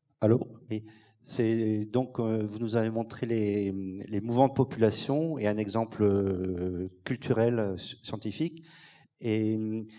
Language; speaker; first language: French; non-native, local second language; Wolof